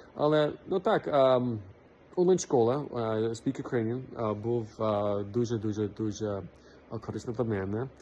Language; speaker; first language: Ukrainian; non-native, learner; English